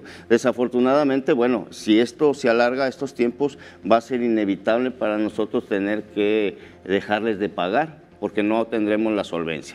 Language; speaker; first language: Spanish; native; Spanish